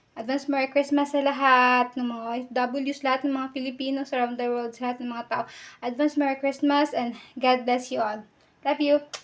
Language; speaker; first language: Filipino; non-native, local second language; Cebuano